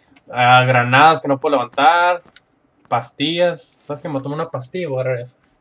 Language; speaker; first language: Spanish; early bilingual, heritage; Spanish